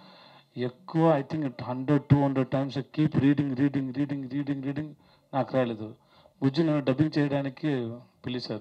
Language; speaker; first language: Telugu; non-native, learner; Tamil